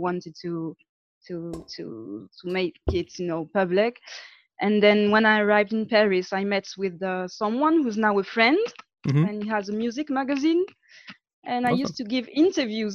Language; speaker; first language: English; non-native, fluent; French